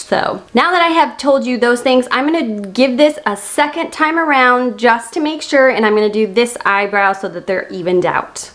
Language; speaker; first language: English; native; English